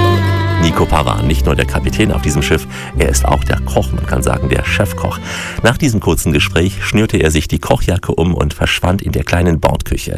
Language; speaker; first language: German; native; German